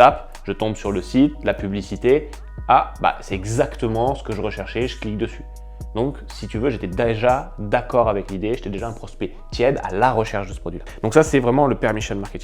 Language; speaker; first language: French; native; French